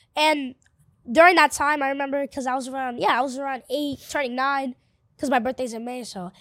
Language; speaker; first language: English; early bilingual, other home language; Spanish